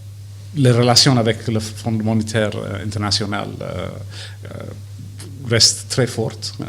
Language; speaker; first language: French; non-native, fluent; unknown